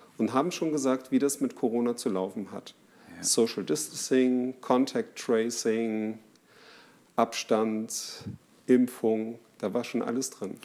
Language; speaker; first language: German; native; German